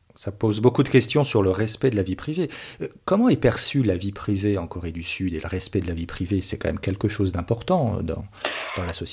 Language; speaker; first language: French; native; French